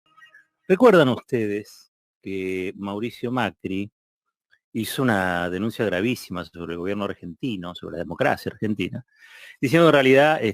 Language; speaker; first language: Spanish; native; Spanish